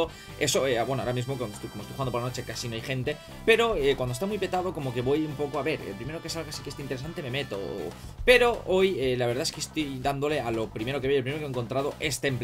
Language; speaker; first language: Spanish; native; Spanish